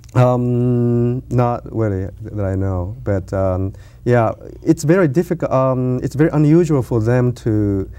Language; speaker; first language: English; non-native, learner; Japanese